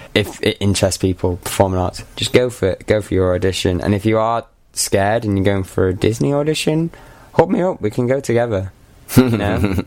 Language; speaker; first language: English; native; English